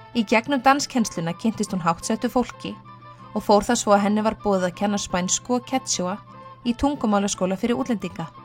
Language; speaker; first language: Icelandic; native; Icelandic